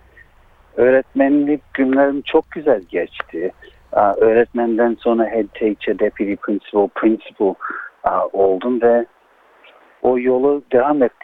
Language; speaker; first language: Turkish; early bilingual, heritage; Turkish